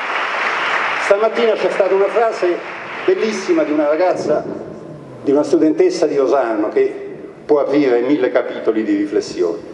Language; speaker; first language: Italian; native; Italian